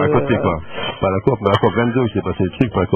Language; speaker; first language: French; native; French